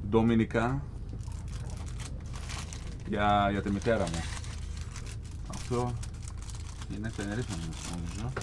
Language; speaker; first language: Greek; non-native, fluent; Turkish